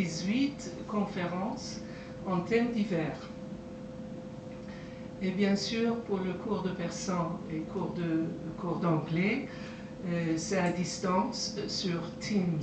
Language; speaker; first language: French; non-native, fluent; Persian